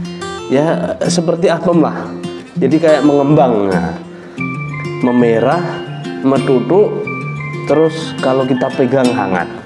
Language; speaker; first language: Indonesian; non-native, local second language; Javanese